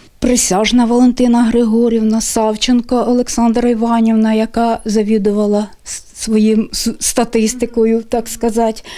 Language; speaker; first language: Ukrainian; native; Ukrainian